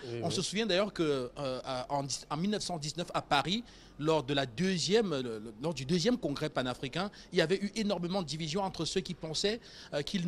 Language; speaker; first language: French; native; French